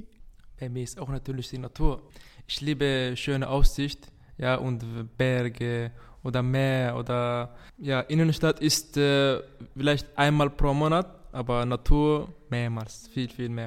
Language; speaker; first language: German; non-native, fluent; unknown